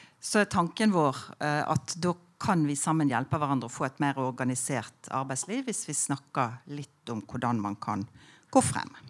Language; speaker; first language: Norwegian; native; Norwegian